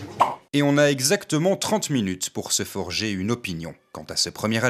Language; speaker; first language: French; native; French